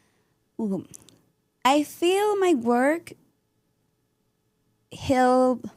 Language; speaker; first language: English; non-native, learner; Spanish